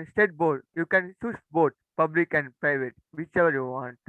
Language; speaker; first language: English; non-native, learner; Tamil